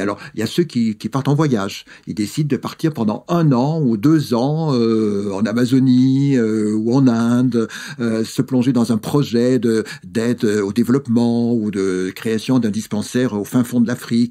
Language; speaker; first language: French; native; French